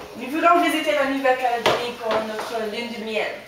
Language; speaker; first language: French; non-native, learner; English